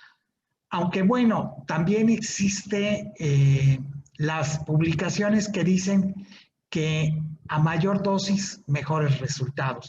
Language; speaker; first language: Spanish; native; Spanish